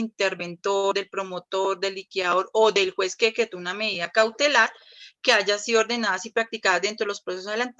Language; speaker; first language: Spanish; native; Spanish